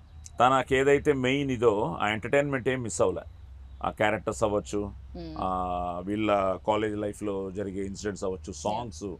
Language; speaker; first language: Telugu; native; Telugu